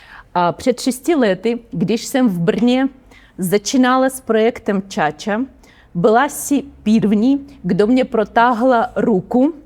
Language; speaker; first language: Czech; non-native, learner; Ukrainian